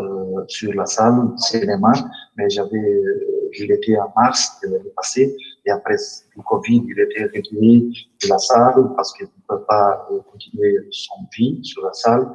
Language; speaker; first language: French; non-native, learner; Portuguese